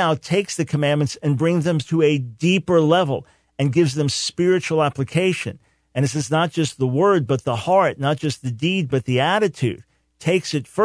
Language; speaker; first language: English; native; English